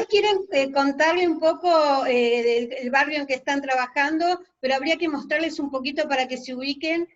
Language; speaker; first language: Spanish; native; Spanish